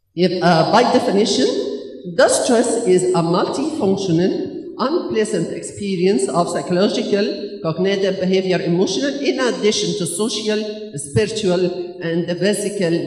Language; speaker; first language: English; non-native, fluent; Arabic